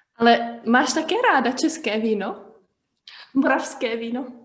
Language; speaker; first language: Czech; native; Czech